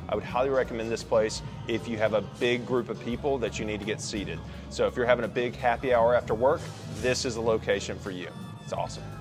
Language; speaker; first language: English; native; English